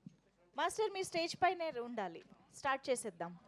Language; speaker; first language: Telugu; native; Telugu